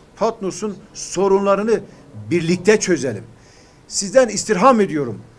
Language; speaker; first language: Turkish; native; Turkish